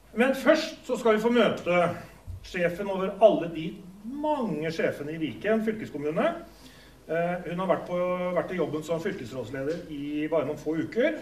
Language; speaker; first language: Norwegian; native; Norwegian